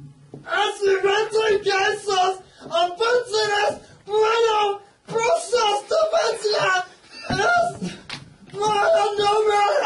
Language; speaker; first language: Spanish; non-native, learner; English